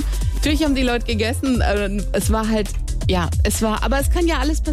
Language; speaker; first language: German; native; German